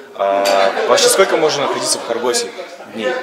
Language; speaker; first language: Russian; native; Russian